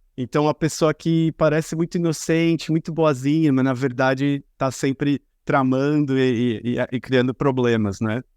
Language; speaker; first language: Portuguese; native; Portuguese